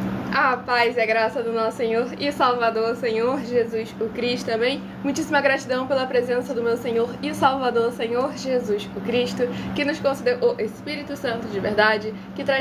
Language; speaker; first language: Portuguese; native; Portuguese